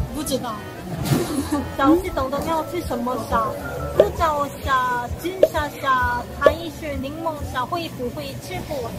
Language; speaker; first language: Chinese; non-native, learner; Korean